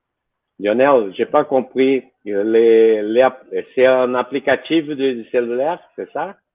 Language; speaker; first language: French; non-native, fluent; Portuguese